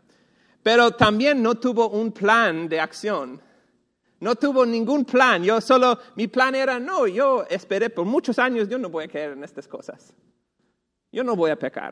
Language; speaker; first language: Spanish; non-native, fluent; English